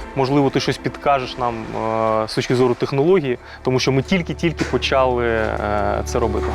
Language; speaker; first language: Ukrainian; native; Ukrainian